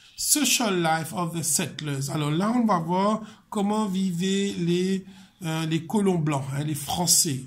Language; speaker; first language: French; non-native, local second language; Morisyen